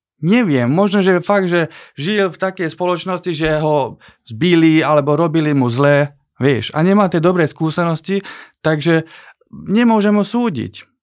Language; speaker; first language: Slovak; non-native, local second language; Hungarian